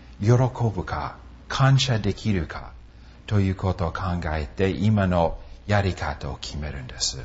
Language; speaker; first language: Japanese; non-native, fluent; English